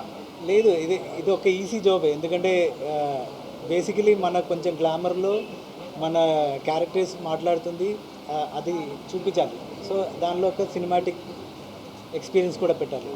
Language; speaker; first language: Telugu; non-native, fluent; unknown